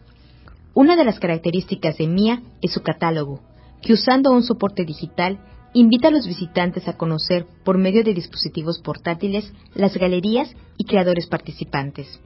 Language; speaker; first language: Spanish; native; Spanish